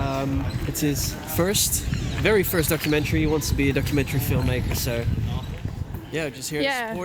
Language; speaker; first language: English; non-native, fluent; Dutch